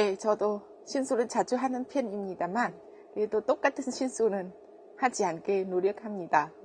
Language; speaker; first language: Korean; non-native, fluent; Vietnamese